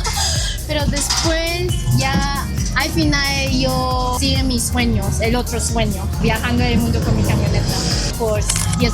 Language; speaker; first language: Spanish; non-native, learner; Chinese